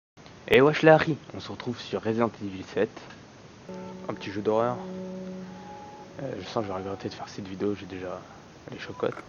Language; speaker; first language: French; native; French